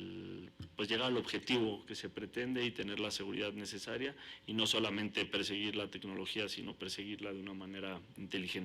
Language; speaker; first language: Spanish; native; Spanish